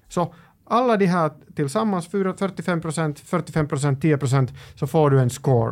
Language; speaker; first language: Swedish; non-native, local second language; Finnish